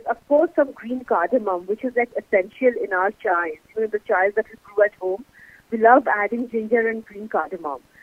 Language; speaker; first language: English; native; English